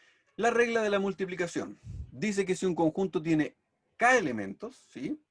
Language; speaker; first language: Spanish; native; Spanish